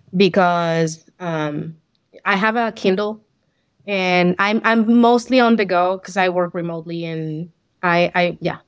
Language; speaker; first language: English; non-native, fluent; Spanish